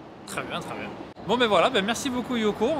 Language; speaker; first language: French; native; French